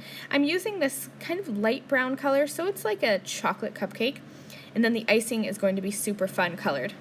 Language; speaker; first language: English; native; English